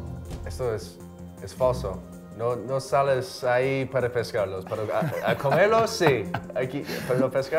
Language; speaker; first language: Spanish; non-native, fluent; English